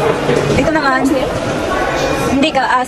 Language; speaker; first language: Filipino; native; Filipino